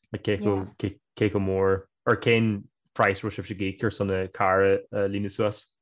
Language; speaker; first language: Irish; native; Irish